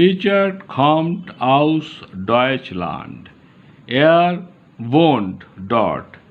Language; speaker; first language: German; non-native, learner; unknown